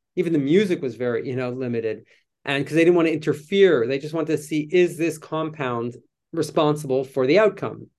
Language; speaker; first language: English; native; English